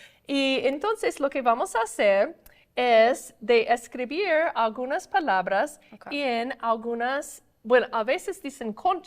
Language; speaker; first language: Spanish; non-native, fluent; English